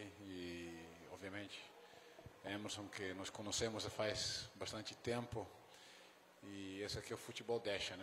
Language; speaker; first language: Portuguese; non-native, fluent; Dutch